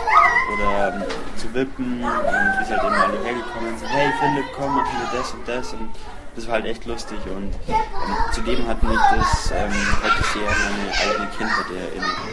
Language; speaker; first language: German; native; German